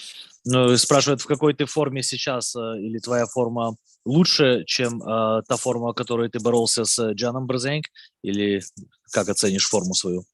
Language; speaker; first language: Russian; native; Russian